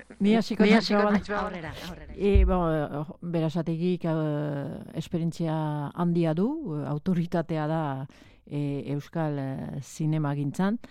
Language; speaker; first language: Basque; native; Basque